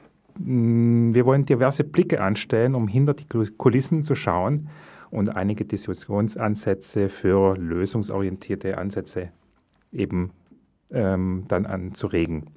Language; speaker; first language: German; native; German